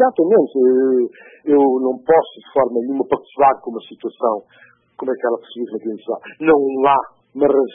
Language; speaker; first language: Portuguese; non-native, local second language; Upper Guinea Crioulo